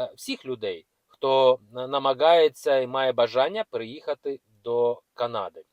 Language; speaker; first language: Ukrainian; non-native, local second language; Russian